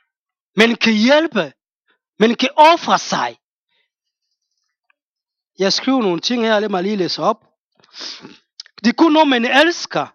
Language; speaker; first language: Danish; non-native, fluent; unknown